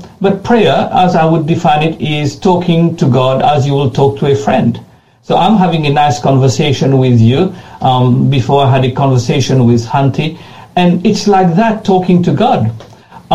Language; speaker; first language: English; non-native, fluent; French